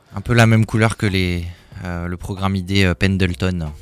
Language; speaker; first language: French; native; French